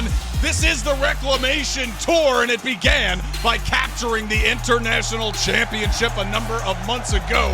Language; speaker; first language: English; native; English